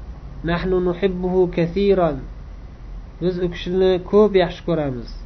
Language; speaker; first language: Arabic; non-native, fluent; Uzbek